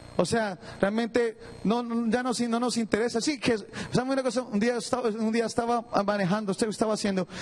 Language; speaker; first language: Spanish; native; Spanish